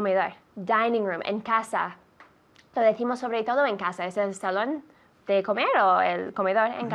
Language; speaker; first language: Spanish; non-native, fluent; English